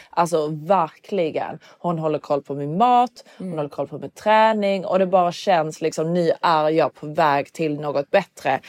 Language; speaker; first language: Swedish; early bilingual, other home language; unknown